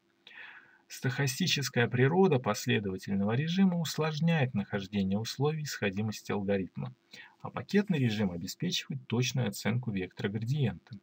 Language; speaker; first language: Russian; native; Russian